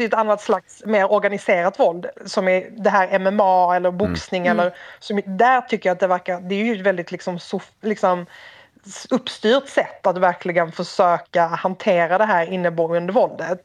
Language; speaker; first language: Swedish; native; Swedish